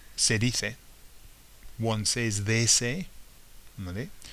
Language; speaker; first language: Spanish; non-native, fluent; English